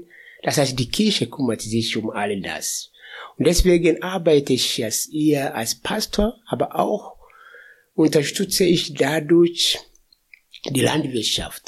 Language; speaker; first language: German; non-native, fluent; Swahili